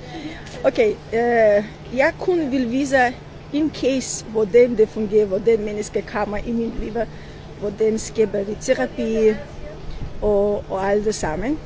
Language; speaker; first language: Danish; non-native, learner; Armenian